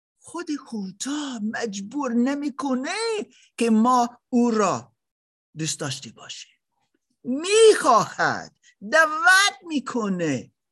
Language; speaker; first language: Persian; non-native, learner; German